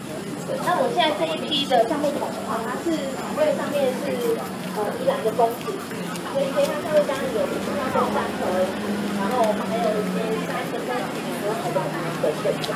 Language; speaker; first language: Chinese; native; Chinese